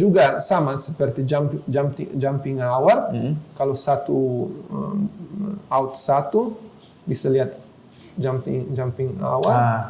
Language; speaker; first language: Indonesian; non-native, fluent; Italian